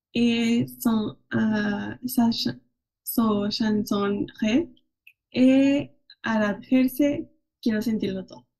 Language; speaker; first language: French; non-native, learner; Spanish